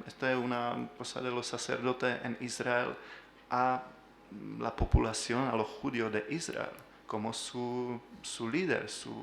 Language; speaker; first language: Spanish; non-native, learner; Czech